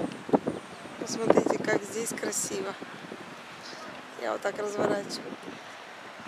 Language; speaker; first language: Russian; native; Russian